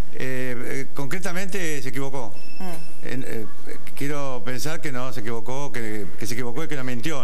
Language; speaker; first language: Spanish; native; Spanish